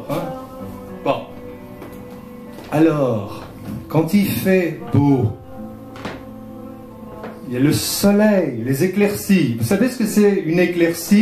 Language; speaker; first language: French; non-native, fluent; Portuguese